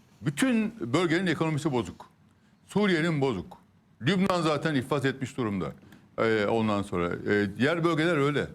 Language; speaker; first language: Turkish; native; Turkish